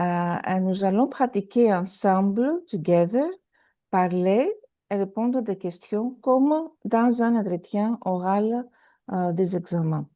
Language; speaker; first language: French; non-native, fluent; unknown